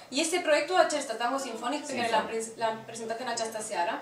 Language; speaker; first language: Romanian; non-native, fluent; Spanish